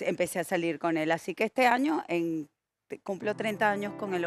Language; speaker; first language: Spanish; native; Spanish